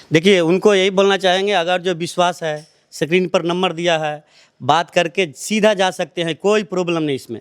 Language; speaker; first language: Hindi; non-native, local second language; Telugu